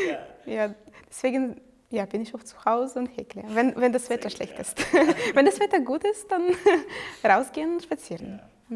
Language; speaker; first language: German; non-native, fluent; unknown